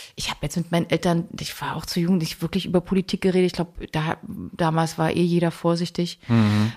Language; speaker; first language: German; native; German